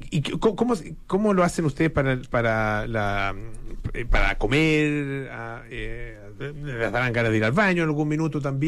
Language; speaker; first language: Spanish; native; Spanish